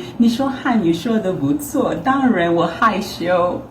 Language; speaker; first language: Chinese; non-native, learner; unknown